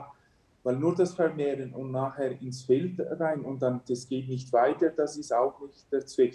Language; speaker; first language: German; early bilingual, heritage; German